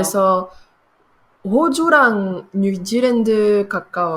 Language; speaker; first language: Korean; non-native, learner; French